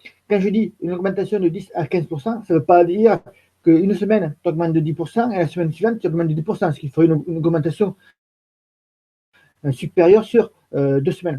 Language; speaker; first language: French; native; French